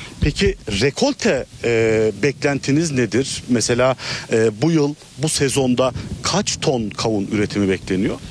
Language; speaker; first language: Turkish; native; Turkish